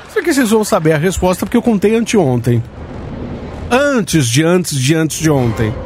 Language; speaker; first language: Portuguese; native; Portuguese